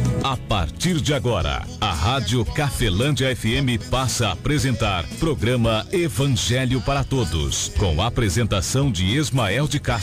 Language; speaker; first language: Portuguese; native; Portuguese